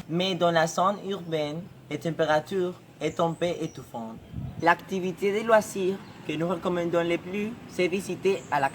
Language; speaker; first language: French; non-native, learner; Spanish